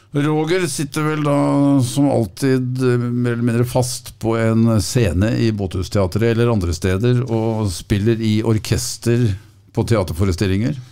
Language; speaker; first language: Norwegian; native; Norwegian